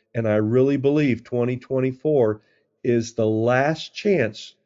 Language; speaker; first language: English; native; English